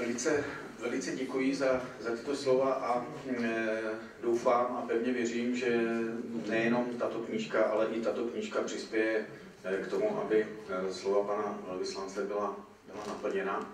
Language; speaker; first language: Czech; native; Czech